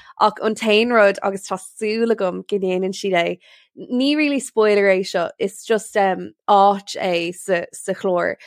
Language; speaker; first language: Irish; non-native, local second language; English